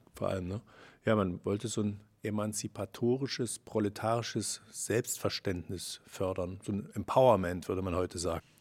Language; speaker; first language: German; native; German